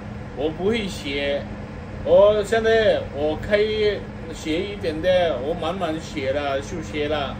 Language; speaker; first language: Chinese; non-native, learner; Telugu